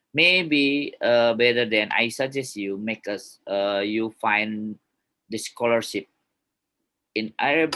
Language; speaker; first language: English; non-native, learner; Indonesian